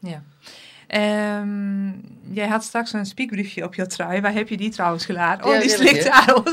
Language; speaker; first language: Dutch; native; Dutch